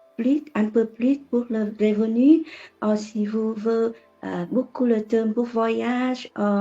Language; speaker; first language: French; non-native, learner; Vietnamese